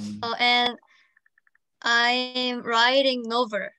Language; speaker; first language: English; non-native, learner; Korean